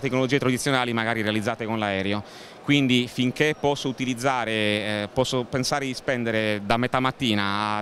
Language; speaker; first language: Italian; native; Italian